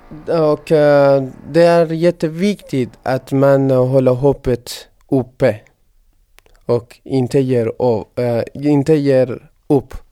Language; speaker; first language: Swedish; non-native, fluent; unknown